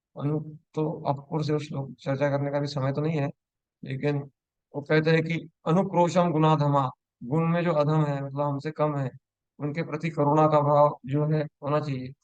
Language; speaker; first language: Hindi; non-native, local second language; Marathi